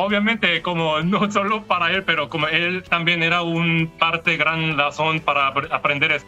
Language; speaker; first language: Spanish; non-native, learner; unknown